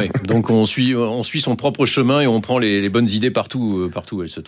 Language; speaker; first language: French; native; French